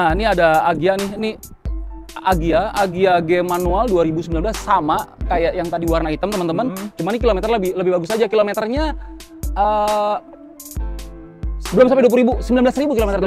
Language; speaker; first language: Indonesian; native; Indonesian